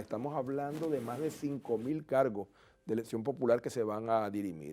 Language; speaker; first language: Spanish; native; Spanish